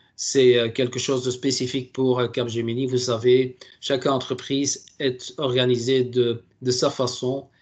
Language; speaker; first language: French; non-native, local second language; Dutch